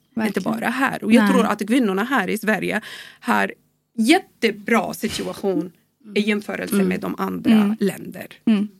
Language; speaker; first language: Swedish; non-native, fluent; Arabic